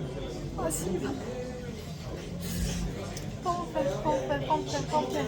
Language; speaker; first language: French; non-native, learner; Korean